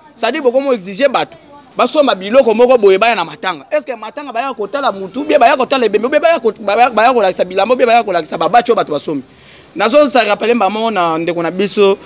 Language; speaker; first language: Lingala; native; Lingala